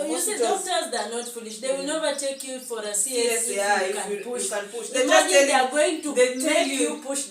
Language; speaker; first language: English; non-native, local second language; Swahili